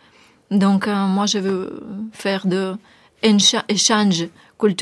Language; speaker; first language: French; non-native, learner; Ukrainian